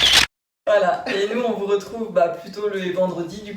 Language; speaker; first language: French; native; French